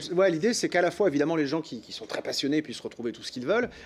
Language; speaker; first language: French; native; French